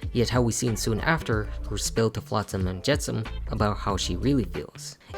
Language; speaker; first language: English; native; English